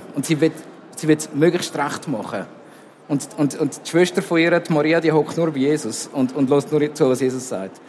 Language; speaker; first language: German; native; German